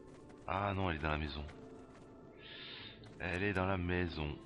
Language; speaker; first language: French; native; French